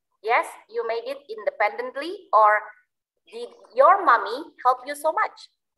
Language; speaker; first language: English; non-native, learner; Indonesian